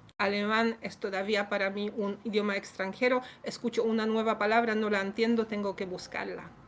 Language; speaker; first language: Spanish; non-native, fluent; Polish